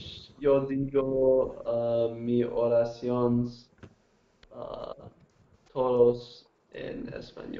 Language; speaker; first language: Spanish; non-native, learner; English